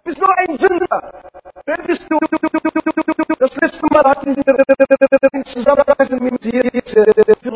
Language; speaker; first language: German; non-native, learner; Arabic